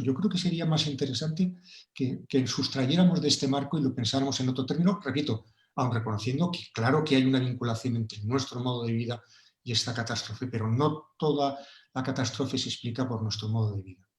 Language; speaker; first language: Spanish; native; Spanish